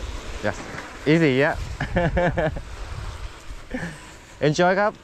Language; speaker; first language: English; non-native, learner; Thai